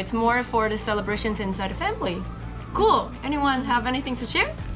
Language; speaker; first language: English; non-native, fluent; Chinese